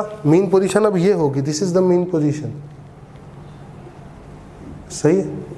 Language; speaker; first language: Hindi; native; Hindi